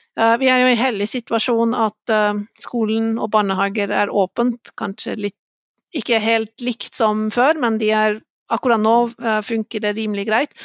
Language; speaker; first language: Norwegian; non-native, fluent; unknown